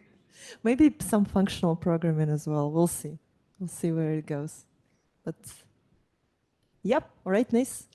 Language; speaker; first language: English; non-native, fluent; Russian